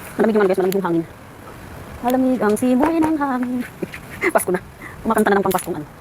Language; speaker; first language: Filipino; non-native, local second language; Cebuano